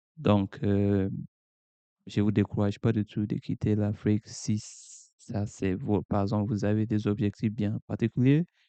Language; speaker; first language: French; non-native, fluent; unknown